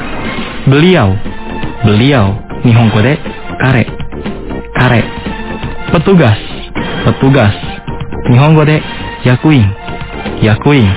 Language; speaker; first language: Japanese; non-native, fluent; Indonesian